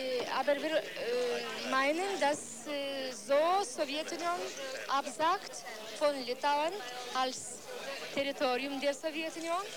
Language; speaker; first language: German; non-native, learner; Lithuanian